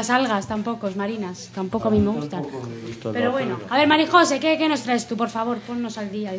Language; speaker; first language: Spanish; native; Spanish